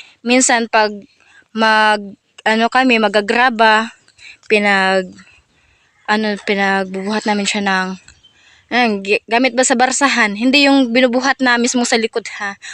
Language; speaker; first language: Filipino; non-native, local second language; Cebuano